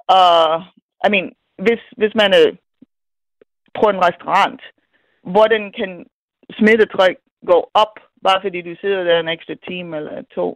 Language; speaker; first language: Danish; non-native, fluent; English